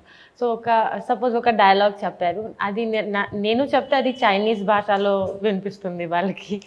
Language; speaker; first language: Telugu; non-native, fluent; Bangla